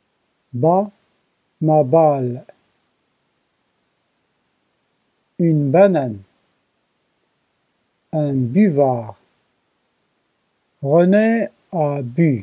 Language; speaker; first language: French; non-native, learner; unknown